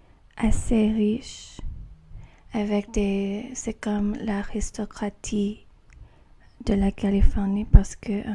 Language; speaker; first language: French; non-native, learner; English